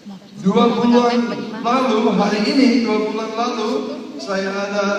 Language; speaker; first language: Indonesian; non-native, learner; English